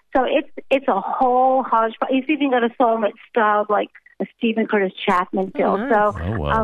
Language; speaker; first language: English; native; English